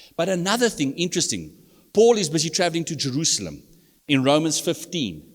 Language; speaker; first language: English; non-native, local second language; Afrikaans